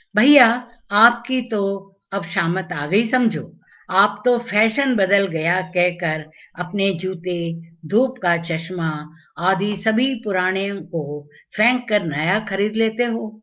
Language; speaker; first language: Hindi; non-native, local second language; Tamil